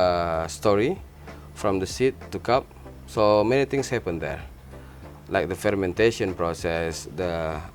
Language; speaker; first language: English; non-native, learner; Indonesian